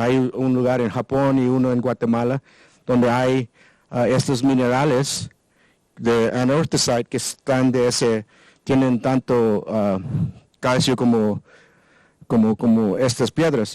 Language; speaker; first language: Spanish; non-native, learner; English